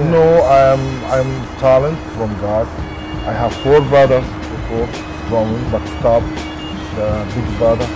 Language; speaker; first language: English; non-native, learner; Arabic